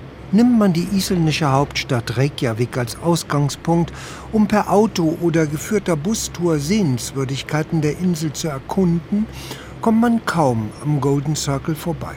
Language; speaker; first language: German; native; German